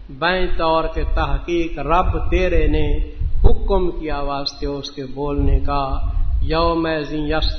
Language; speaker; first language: Urdu; native; Urdu